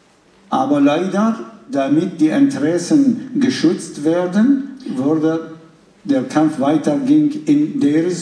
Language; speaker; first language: German; non-native, fluent; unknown